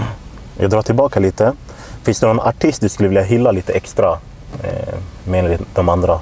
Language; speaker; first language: Swedish; native; Swedish